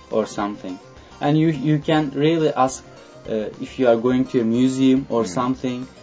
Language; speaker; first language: English; non-native, fluent; Turkish